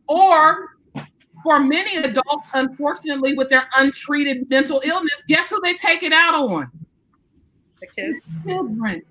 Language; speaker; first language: English; native; English